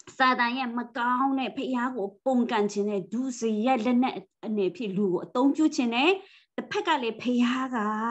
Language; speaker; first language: Burmese; non-native, local second language; Kachin